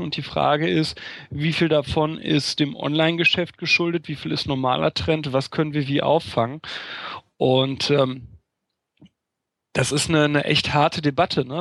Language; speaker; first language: German; native; German